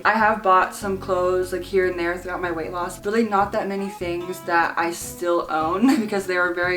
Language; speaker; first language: English; native; English